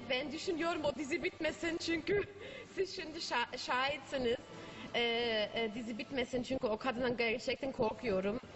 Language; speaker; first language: Turkish; non-native, learner; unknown